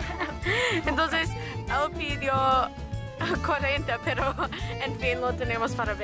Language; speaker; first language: Spanish; non-native, learner; English